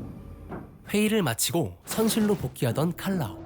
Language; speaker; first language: Korean; native; Korean